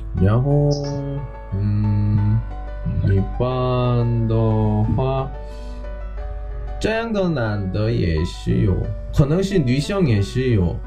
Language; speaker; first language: Chinese; non-native, learner; Korean